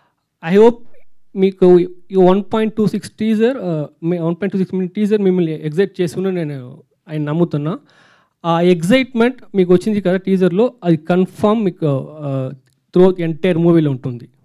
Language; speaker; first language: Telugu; non-native, learner; Tamil